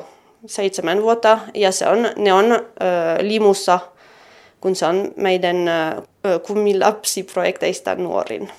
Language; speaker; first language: Finnish; non-native, fluent; French